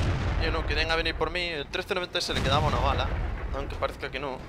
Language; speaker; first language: Spanish; native; Spanish